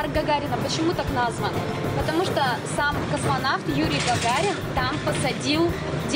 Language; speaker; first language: Russian; native; Russian